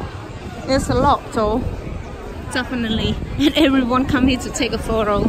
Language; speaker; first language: English; non-native, fluent; Khmer